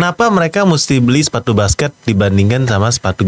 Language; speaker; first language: Indonesian; native; Indonesian